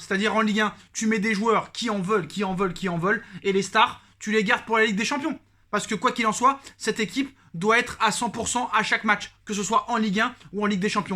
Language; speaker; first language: French; native; French